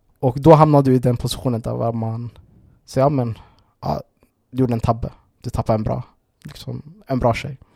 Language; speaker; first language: Swedish; native; Swedish